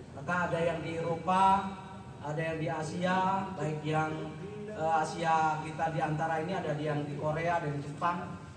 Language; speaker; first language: Indonesian; non-native, local second language; Javanese